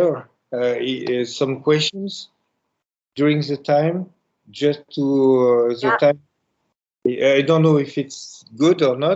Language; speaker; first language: English; non-native, learner; French